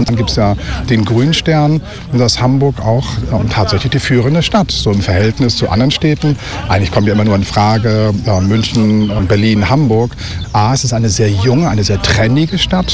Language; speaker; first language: German; native; German